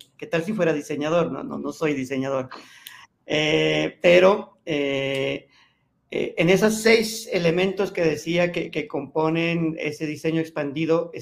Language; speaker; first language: Spanish; native; Spanish